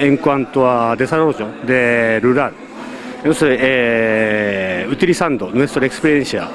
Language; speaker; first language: Spanish; non-native, learner; Japanese